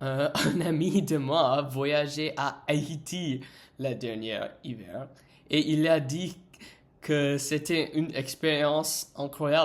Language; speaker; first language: French; non-native, learner; English